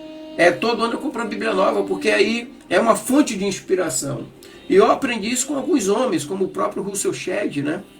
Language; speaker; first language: Portuguese; native; Portuguese